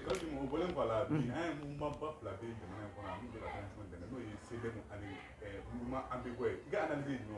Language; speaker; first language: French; non-native, local second language; Bambara